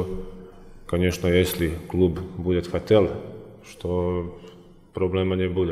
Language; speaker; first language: Russian; non-native, fluent; Croatian